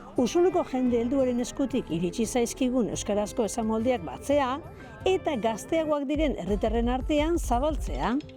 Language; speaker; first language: Basque; native; Basque